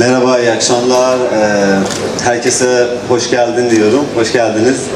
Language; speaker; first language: Turkish; non-native, learner; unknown